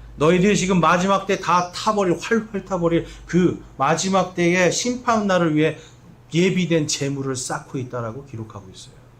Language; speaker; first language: Korean; native; Korean